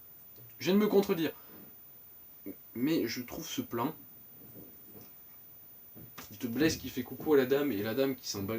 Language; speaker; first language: French; native; French